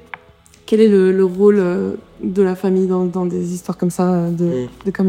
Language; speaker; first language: French; native; French